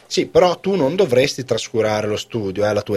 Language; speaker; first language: Italian; native; Italian